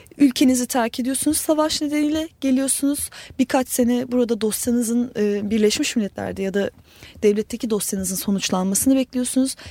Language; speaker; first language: Turkish; native; Turkish